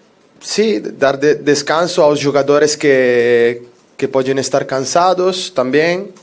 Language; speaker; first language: Portuguese; non-native, fluent; Italian